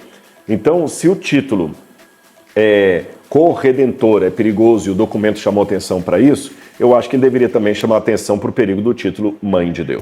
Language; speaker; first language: Portuguese; native; Portuguese